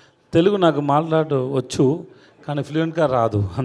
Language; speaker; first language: Telugu; non-native, learner; Tamil